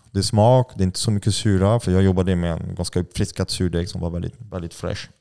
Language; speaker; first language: Swedish; non-native, fluent; French